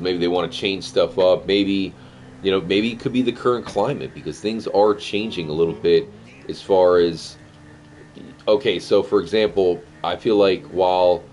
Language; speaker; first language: English; native; English